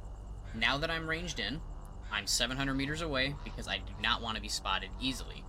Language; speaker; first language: English; native; English